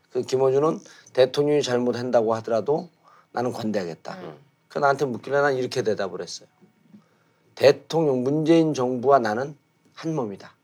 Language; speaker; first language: Korean; native; Korean